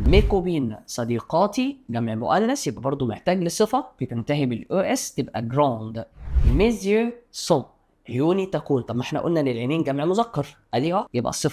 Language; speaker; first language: Arabic; native; Arabic